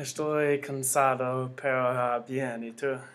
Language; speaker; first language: Spanish; non-native, learner; English